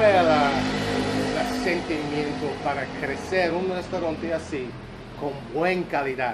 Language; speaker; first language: Spanish; non-native, learner; English